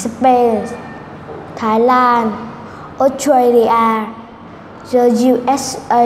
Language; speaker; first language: English; non-native, learner; Vietnamese